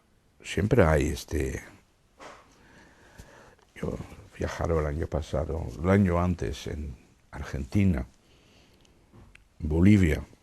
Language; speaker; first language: Spanish; non-native, fluent; Dutch